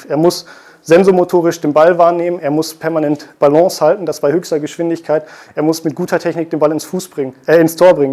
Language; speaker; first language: German; native; German